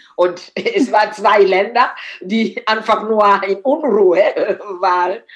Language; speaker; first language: German; non-native, fluent; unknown